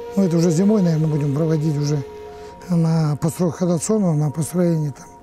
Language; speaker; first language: Russian; non-native, local second language; Buriat